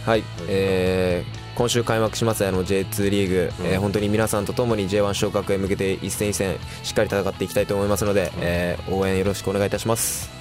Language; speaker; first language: Japanese; native; Japanese